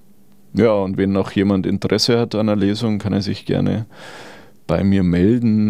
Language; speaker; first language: German; native; German